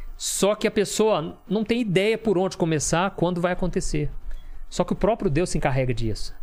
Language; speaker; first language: Portuguese; native; Portuguese